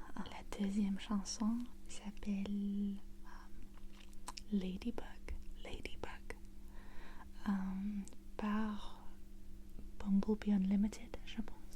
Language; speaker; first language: French; non-native, fluent; English